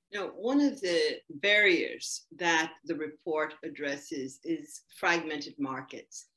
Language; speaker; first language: English; native; English